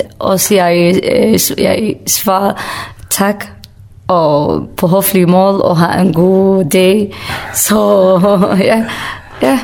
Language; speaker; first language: Danish; non-native, learner; Kurdish